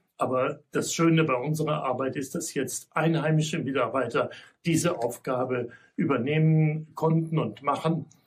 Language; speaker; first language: German; native; German